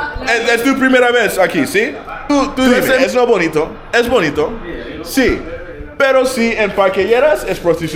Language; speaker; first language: Spanish; non-native, learner; English